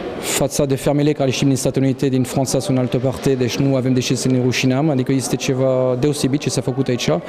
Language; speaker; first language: Romanian; non-native, fluent; French